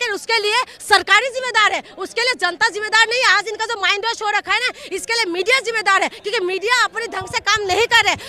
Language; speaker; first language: Hindi; non-native, local second language; Assamese